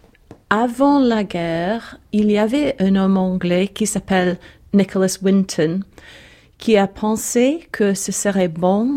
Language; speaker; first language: French; non-native, learner; English